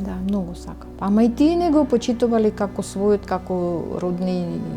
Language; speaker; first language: Macedonian; non-native, learner; Russian